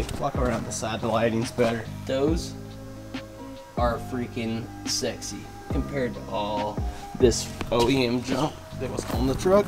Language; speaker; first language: English; native; English